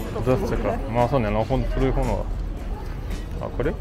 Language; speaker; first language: Japanese; non-native, fluent; French